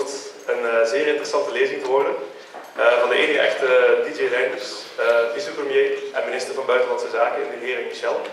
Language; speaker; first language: Dutch; native; Dutch